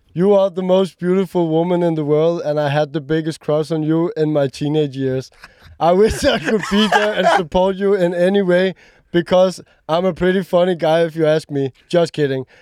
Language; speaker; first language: English; non-native, fluent; Danish